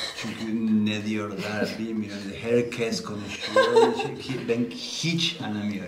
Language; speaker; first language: Turkish; non-native, learner; Spanish